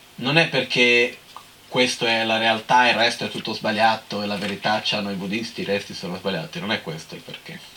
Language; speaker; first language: Italian; non-native, fluent; Portuguese